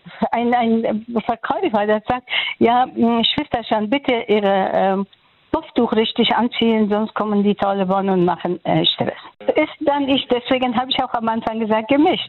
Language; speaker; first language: German; non-native, fluent; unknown